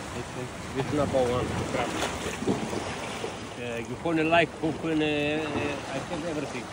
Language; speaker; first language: English; non-native, learner; Greek